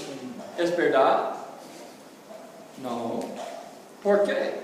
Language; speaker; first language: Spanish; non-native, learner; English